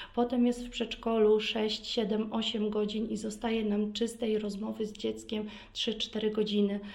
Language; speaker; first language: Polish; early bilingual, heritage; Polish